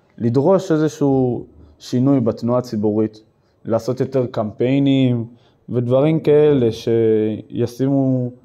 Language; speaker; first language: Hebrew; native; Hebrew